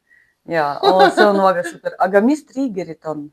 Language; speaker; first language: Estonian; non-native, learner; Russian